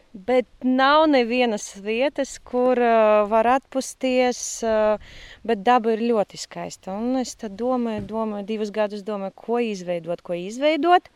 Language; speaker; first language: Latvian; non-native, local second language; Russian